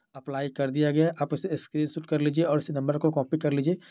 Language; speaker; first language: Hindi; native; Hindi